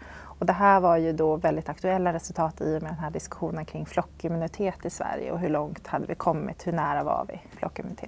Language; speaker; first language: Swedish; native; Swedish